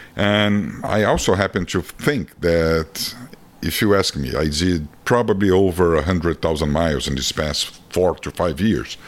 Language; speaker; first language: English; non-native, fluent; Portuguese